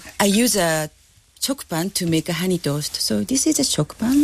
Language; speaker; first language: English; non-native, fluent; Japanese